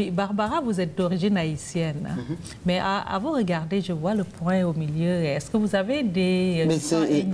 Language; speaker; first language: French; native; French